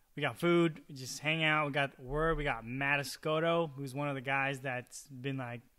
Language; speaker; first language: English; early bilingual, other home language; Chavacano